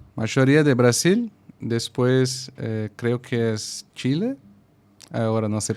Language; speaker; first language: Spanish; non-native, fluent; Portuguese